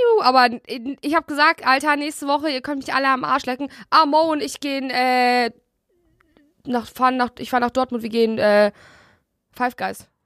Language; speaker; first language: German; early bilingual, other home language; Russian